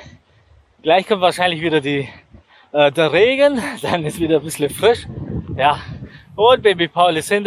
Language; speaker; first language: German; native; German